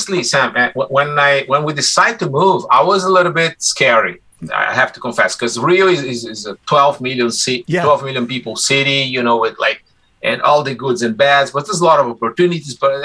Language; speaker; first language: English; non-native, fluent; Portuguese